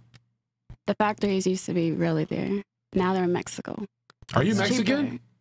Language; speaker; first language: English; native; English